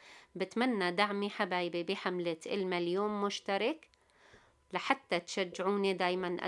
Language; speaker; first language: Arabic; native; Arabic